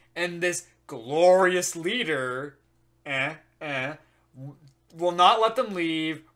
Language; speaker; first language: English; native; English